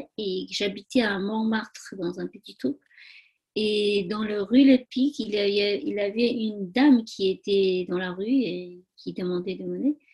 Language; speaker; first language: French; non-native, learner; Tibetan